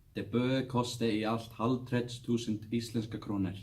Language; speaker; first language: Danish; non-native, learner; Icelandic